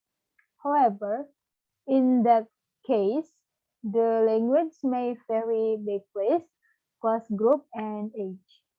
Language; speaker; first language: English; non-native, learner; Balinese